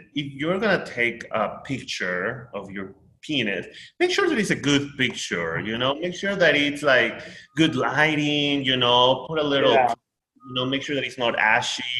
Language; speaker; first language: English; non-native, fluent; Spanish